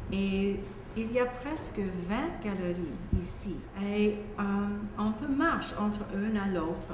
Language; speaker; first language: French; non-native, local second language; English